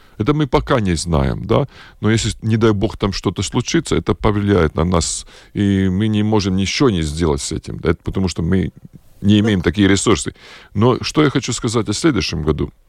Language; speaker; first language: Russian; non-native, local second language; Latvian